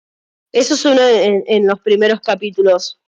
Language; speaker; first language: Spanish; native; Spanish